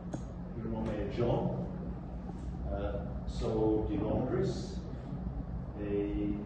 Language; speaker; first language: Portuguese; non-native, fluent; English